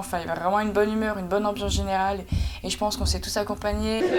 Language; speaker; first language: French; native; French